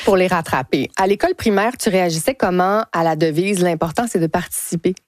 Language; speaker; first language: French; native; French